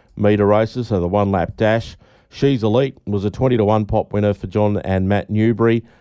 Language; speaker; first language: English; native; English